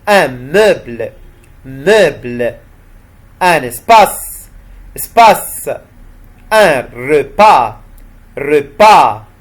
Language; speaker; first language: French; non-native, fluent; Arabic